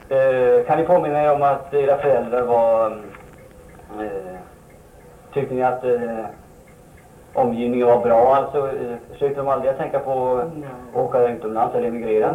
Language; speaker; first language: Swedish; native; Swedish